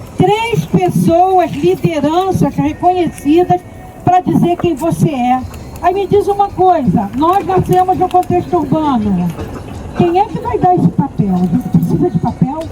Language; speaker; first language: Portuguese; native; Portuguese